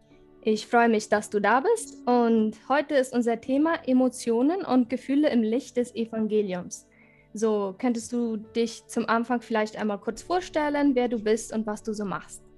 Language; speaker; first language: German; early bilingual, heritage; German